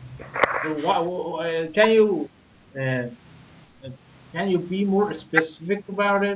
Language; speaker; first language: English; non-native, learner; Persian